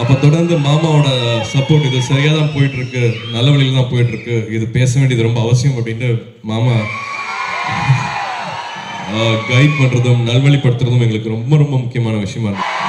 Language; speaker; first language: Tamil; native; Tamil